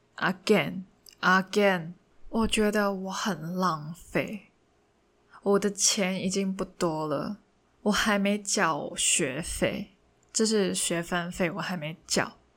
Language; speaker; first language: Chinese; non-native, local second language; Cantonese